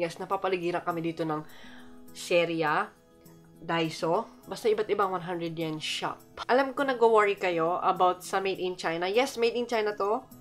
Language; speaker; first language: Filipino; native; Filipino